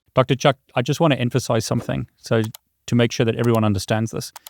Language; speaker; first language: English; native; English